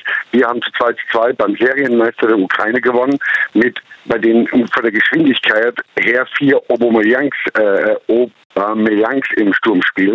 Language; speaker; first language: German; native; German